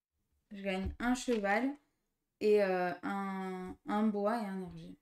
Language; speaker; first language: French; native; French